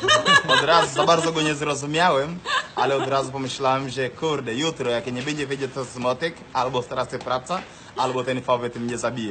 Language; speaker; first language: Polish; non-native, learner; Swahili